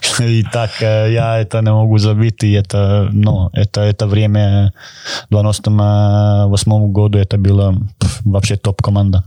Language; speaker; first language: Russian; non-native, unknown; Croatian